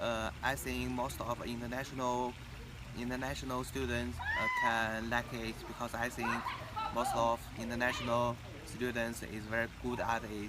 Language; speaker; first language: English; non-native, learner; Chinese